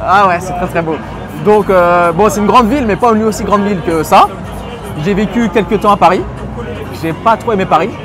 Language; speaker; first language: French; native; French